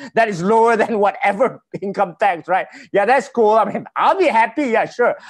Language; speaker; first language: English; non-native, local second language; Malay